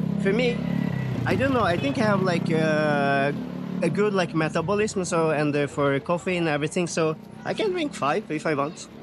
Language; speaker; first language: English; non-native, fluent; Swedish